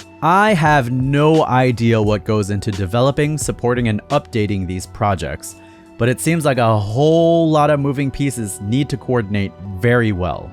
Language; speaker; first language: English; native; English